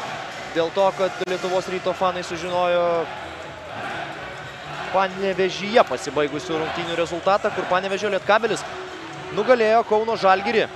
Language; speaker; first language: Lithuanian; native; Lithuanian